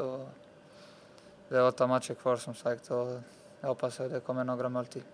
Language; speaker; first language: Swedish; early bilingual, other home language; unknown